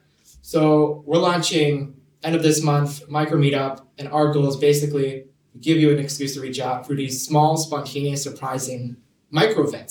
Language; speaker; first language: English; non-native, local second language; Cantonese